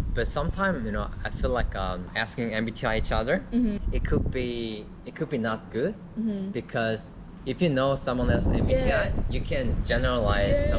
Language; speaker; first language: English; non-native, learner; Korean